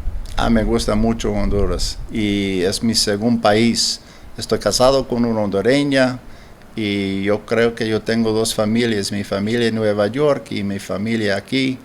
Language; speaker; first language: Spanish; non-native, learner; English